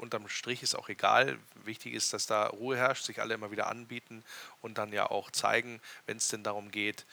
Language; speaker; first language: German; native; German